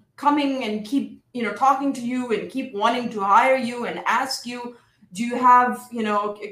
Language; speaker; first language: English; non-native, local second language; Hindi